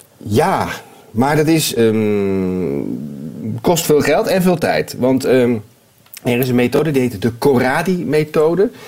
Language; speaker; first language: Dutch; native; Dutch